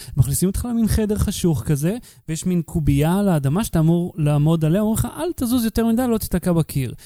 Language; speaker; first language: Hebrew; native; Hebrew